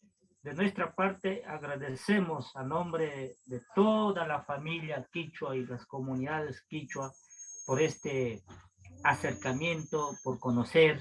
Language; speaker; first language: Spanish; non-native, local second language; Quechua